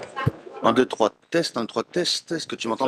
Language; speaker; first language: French; native; French